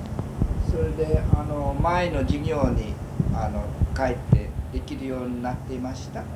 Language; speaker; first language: Japanese; early bilingual, heritage; Japanese